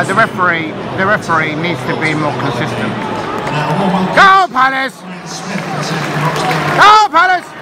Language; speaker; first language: English; native; English